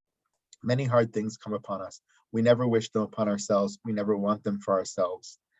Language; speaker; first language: English; native; English